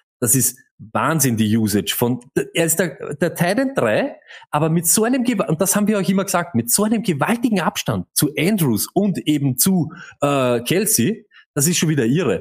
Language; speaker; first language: German; native; German